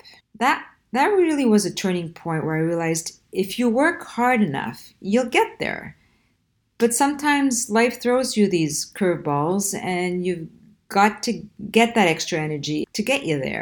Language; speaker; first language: English; early bilingual, other home language; Italian